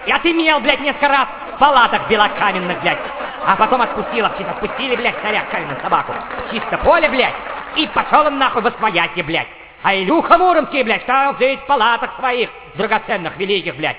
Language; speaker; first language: Russian; native; Russian